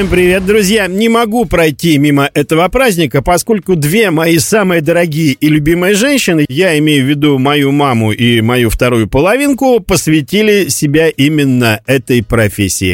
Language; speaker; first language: Russian; native; Russian